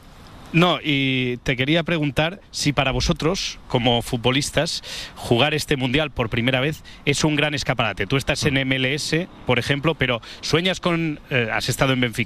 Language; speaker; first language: Spanish; native; Spanish